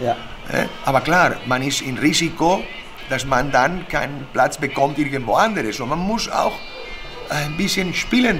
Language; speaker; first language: German; non-native, fluent; Spanish